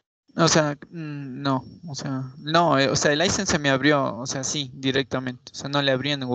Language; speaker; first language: Spanish; native; Spanish